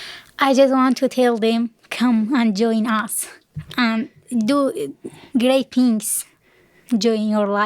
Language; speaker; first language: English; non-native, learner; Kurdish